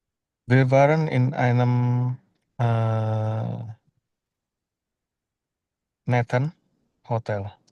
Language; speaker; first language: German; non-native, learner; Indonesian